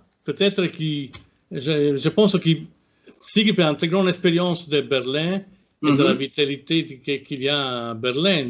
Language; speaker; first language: French; non-native, fluent; Italian